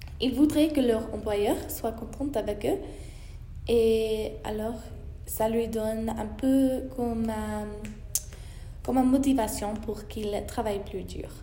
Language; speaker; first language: French; non-native, learner; English